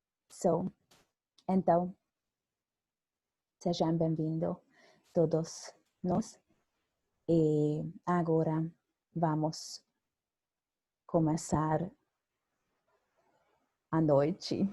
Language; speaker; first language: Portuguese; non-native, fluent; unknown